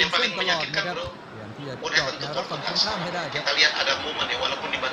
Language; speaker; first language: Indonesian; native; Indonesian